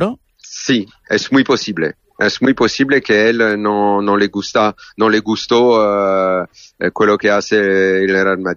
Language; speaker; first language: Spanish; non-native, learner; French